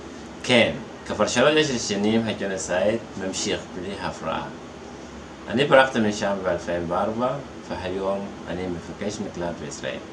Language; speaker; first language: Hebrew; non-native, fluent; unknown